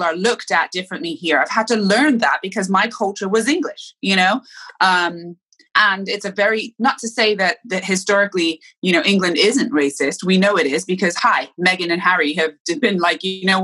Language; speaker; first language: English; native; English